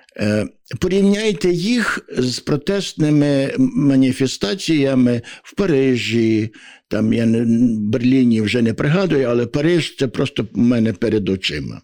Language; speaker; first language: Ukrainian; native; Ukrainian